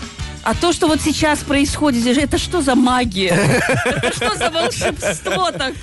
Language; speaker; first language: Russian; native; Russian